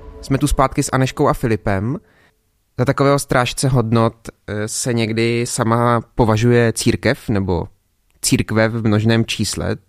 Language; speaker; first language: Czech; native; Czech